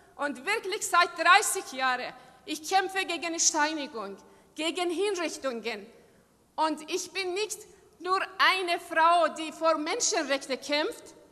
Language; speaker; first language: German; non-native, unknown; Persian